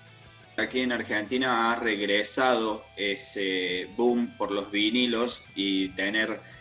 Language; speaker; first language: Spanish; native; Spanish